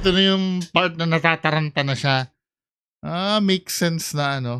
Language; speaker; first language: Filipino; native; Filipino